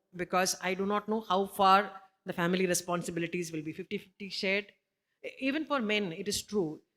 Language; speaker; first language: English; non-native, local second language; Malayalam